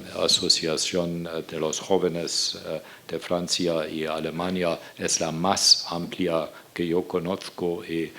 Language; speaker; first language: Spanish; non-native, fluent; German